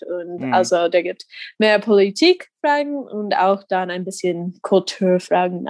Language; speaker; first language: German; non-native, fluent; English